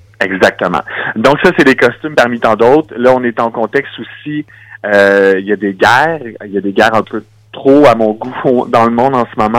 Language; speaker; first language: French; native; French